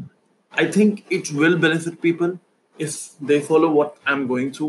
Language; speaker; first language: English; non-native, local second language; Hindi